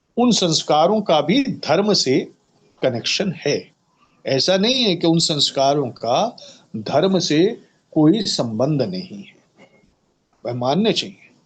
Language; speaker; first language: Hindi; native; Hindi